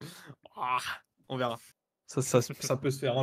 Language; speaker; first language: French; native; French